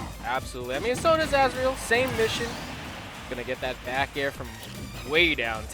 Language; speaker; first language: English; native; English